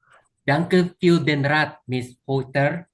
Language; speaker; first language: German; non-native, learner; Indonesian